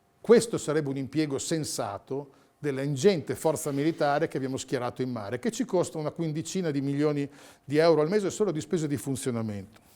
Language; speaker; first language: Italian; native; Italian